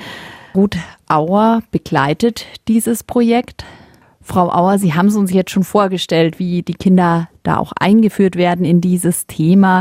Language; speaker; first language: German; native; German